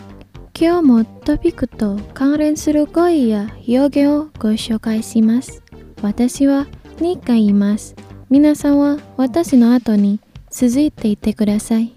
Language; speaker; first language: Japanese; non-native, fluent; Indonesian